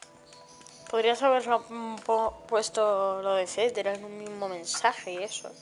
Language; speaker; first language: Spanish; native; Spanish